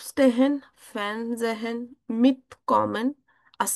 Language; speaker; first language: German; non-native, fluent; Marathi